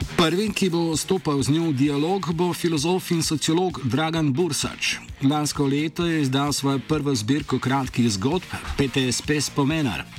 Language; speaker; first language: Slovenian; native; Slovenian